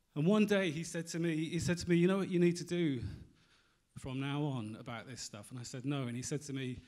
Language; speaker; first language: English; native; English